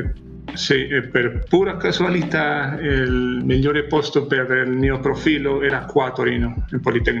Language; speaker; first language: Italian; non-native, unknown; Spanish